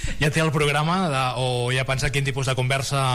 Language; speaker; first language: Catalan; native; Catalan